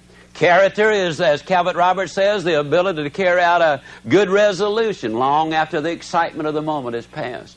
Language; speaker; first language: English; native; English